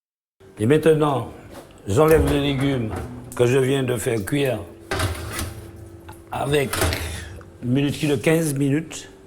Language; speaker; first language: French; non-native, local second language; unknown